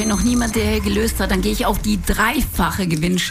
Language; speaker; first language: German; native; German